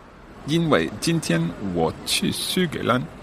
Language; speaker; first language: Chinese; non-native, learner; English